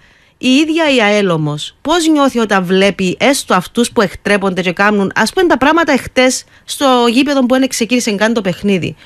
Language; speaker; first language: Greek; native; Greek